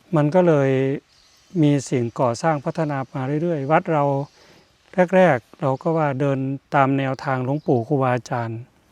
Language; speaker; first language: Thai; native; Thai